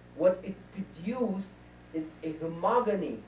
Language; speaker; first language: English; non-native, fluent; Arabic